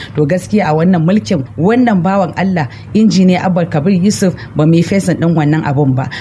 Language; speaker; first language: Hausa; non-native, local second language; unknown